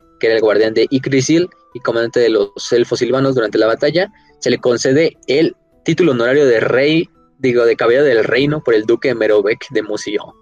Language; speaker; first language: Spanish; native; Spanish